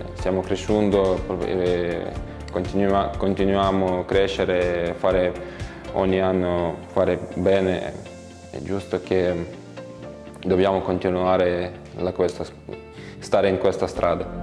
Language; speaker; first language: Italian; non-native, learner; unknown